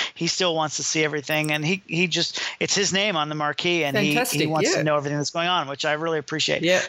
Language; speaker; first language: English; native; English